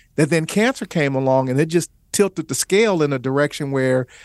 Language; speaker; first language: English; native; English